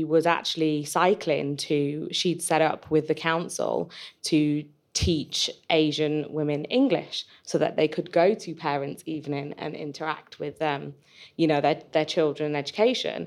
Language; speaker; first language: English; native; English